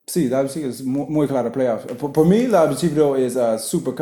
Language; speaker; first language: Spanish; non-native, learner; English